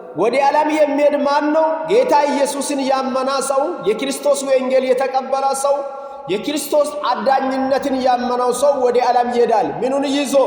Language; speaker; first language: Amharic; non-native, local second language; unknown